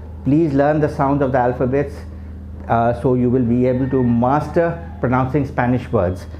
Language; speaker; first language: English; non-native, local second language; Urdu